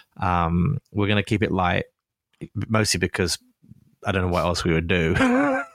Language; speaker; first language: English; native; English